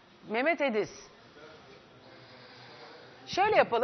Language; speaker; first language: Turkish; native; Turkish